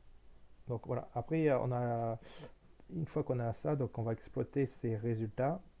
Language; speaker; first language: French; native; French